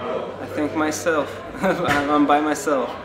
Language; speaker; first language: English; non-native, learner; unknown